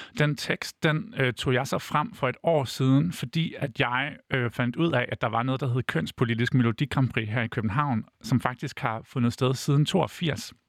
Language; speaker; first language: Danish; native; Danish